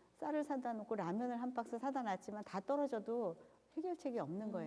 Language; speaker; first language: Korean; native; Korean